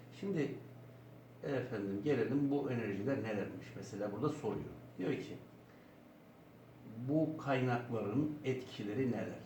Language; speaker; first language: Turkish; native; Turkish